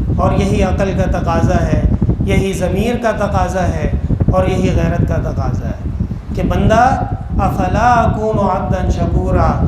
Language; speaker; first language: Urdu; non-native, local second language; Pashto